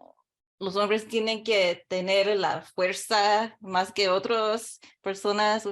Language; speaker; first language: Spanish; early bilingual, heritage; English